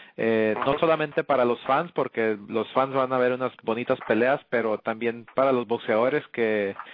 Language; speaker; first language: Spanish; early bilingual, heritage; Spanish